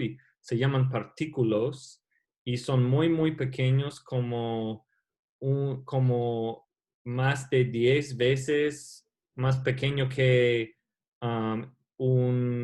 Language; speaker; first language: Spanish; non-native, learner; English